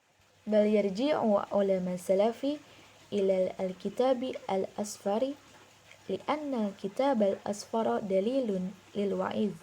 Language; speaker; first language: Arabic; non-native, learner; Indonesian